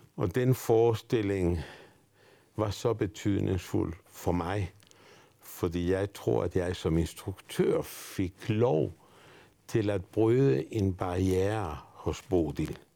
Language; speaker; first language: Danish; non-native, fluent; Spanish